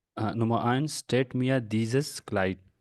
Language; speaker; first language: German; non-native, learner; Urdu